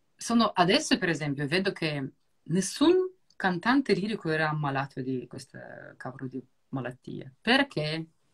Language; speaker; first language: Italian; non-native, fluent; Russian